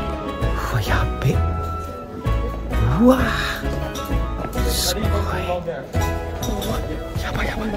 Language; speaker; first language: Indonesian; non-native, fluent; Japanese